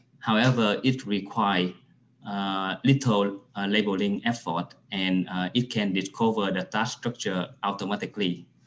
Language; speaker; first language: English; non-native, fluent; Vietnamese